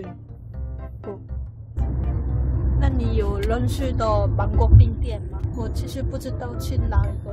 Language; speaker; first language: Chinese; non-native, learner; Korean